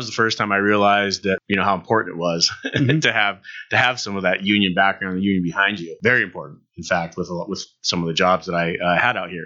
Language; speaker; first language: English; native; English